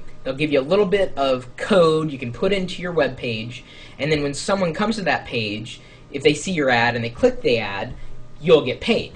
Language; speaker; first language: English; native; English